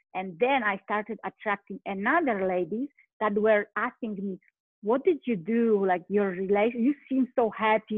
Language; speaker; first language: English; non-native, fluent; Polish